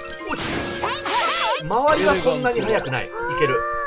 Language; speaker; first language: Japanese; native; Japanese